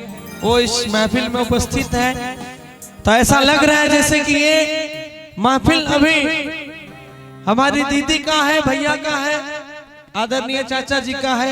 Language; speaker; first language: Hindi; non-native, local second language; Maithili